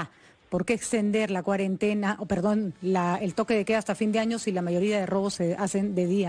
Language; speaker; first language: Spanish; native; Spanish